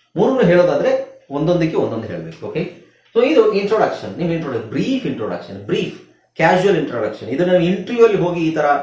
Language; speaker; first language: Kannada; native; Kannada